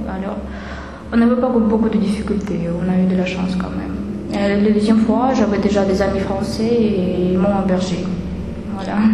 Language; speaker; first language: French; non-native, fluent; Russian